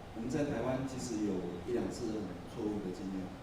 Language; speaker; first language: Chinese; native; Chinese